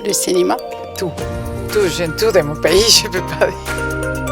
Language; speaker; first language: French; non-native, fluent; Spanish